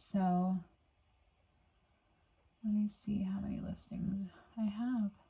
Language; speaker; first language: English; native; English